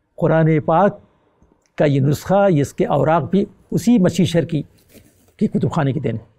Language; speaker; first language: Urdu; native; Urdu